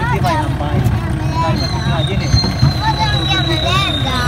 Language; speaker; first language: Italian; early bilingual, other home language; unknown